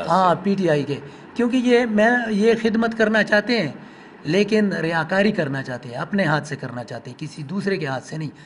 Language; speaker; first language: Urdu; non-native, local second language; Pashto